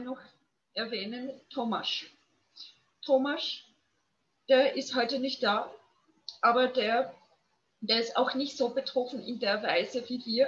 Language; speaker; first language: German; non-native, fluent; Polish